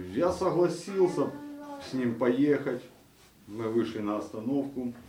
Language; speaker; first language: Polish; non-native, learner; Russian